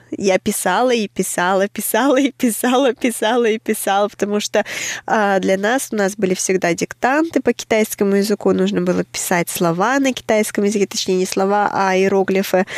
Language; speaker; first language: Russian; native; Russian